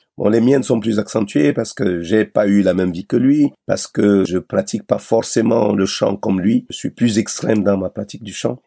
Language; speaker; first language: French; non-native, local second language; Basaa